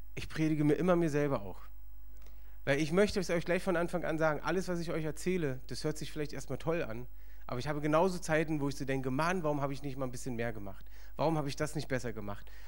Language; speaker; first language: German; native; German